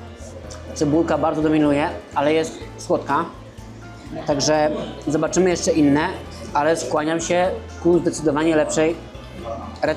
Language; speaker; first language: Polish; native; Polish